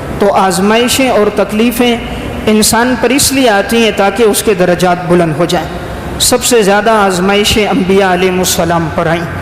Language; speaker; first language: Urdu; native; Urdu